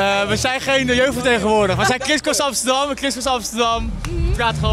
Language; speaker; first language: Dutch; native; Dutch